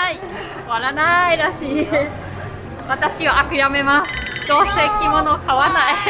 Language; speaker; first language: Japanese; non-native, fluent; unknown